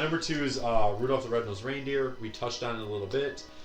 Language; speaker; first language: English; native; English